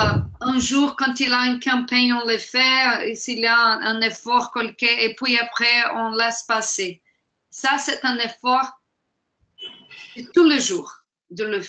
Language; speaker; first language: French; non-native, fluent; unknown